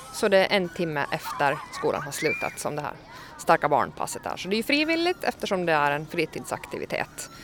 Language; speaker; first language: Swedish; native; Swedish